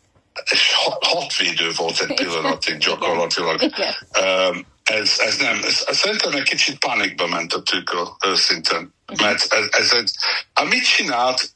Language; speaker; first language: Hungarian; non-native, learner; English